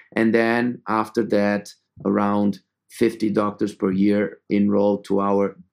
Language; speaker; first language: English; non-native, fluent; Portuguese